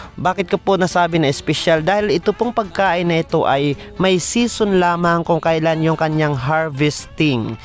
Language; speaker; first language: Filipino; non-native, local second language; Waray